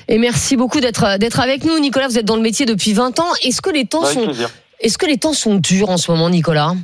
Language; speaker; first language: French; native; French